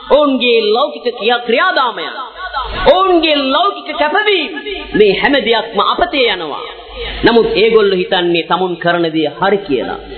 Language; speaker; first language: Sinhala; native; Sinhala